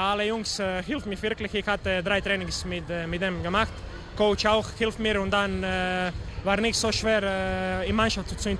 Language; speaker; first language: German; non-native, learner; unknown